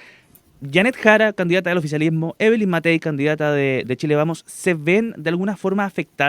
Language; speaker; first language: Spanish; native; Spanish